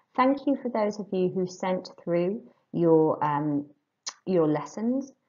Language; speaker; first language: English; native; English